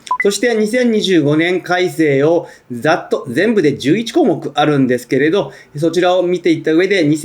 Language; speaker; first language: Japanese; native; Japanese